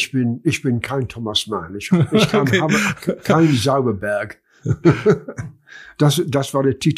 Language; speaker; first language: German; non-native, learner; English